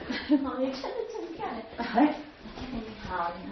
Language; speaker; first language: Chinese; non-native, learner; English